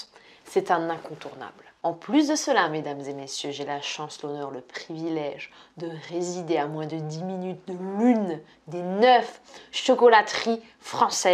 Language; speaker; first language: French; native; French